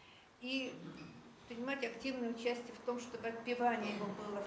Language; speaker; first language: Russian; native; Russian